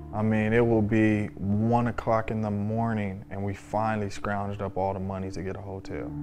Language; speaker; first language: English; native; English